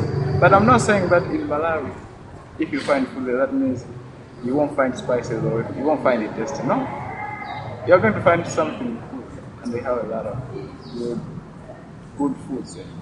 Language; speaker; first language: English; non-native, fluent; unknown